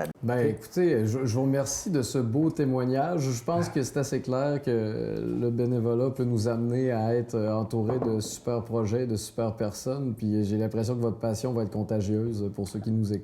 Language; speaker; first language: French; native; French